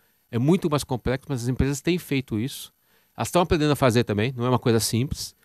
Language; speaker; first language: Portuguese; native; Portuguese